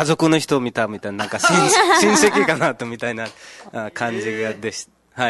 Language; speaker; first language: Japanese; non-native, fluent; Nepali